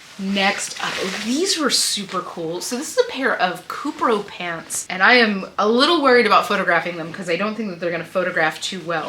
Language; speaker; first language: English; native; English